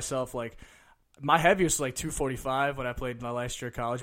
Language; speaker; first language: English; native; English